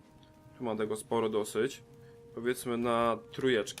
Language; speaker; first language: Polish; native; Polish